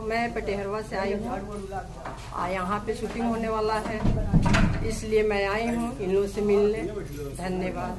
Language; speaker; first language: Hindi; non-native, local second language; Bhojpuri